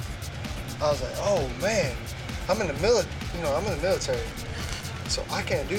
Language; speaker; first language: English; native; English